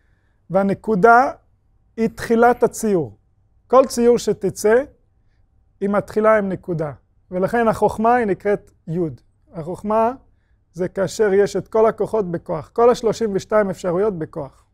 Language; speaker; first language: Hebrew; non-native, fluent; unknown